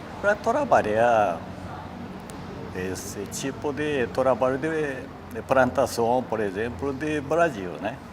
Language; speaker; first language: Portuguese; non-native, learner; Japanese